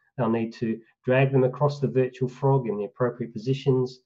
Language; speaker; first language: English; native; English